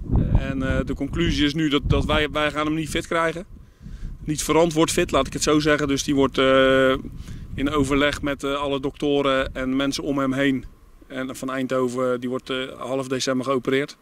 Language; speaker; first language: Dutch; native; Dutch